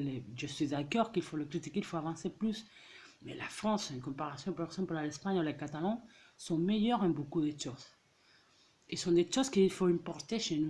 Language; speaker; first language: French; non-native, fluent; Catalan